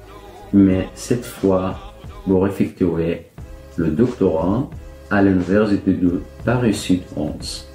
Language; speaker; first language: French; non-native, fluent; Arabic